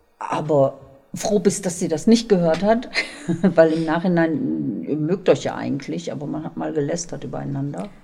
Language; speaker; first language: German; native; German